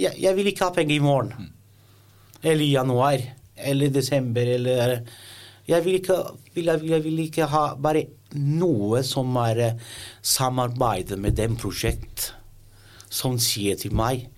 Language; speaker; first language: Norwegian; non-native, learner; Italian